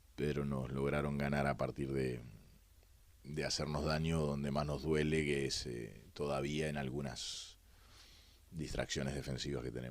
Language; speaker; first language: Spanish; native; Spanish